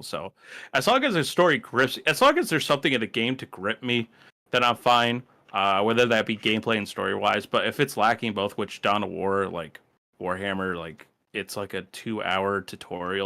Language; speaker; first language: English; native; English